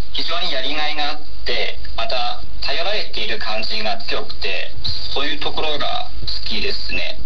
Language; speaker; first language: Japanese; non-native, fluent; Chinese